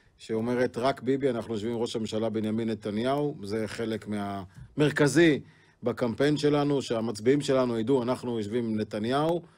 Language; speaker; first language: Hebrew; native; Hebrew